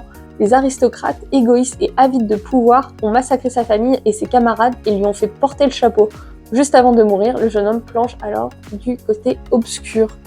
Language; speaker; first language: French; native; French